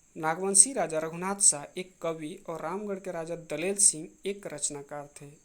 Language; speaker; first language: Hindi; native; Hindi